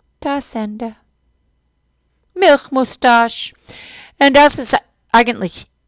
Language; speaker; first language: German; non-native, fluent; English